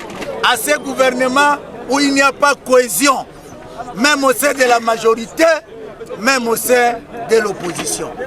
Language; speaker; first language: French; non-native, local second language; Lingala